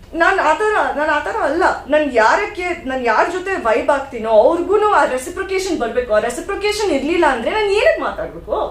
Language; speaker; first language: Kannada; non-native, learner; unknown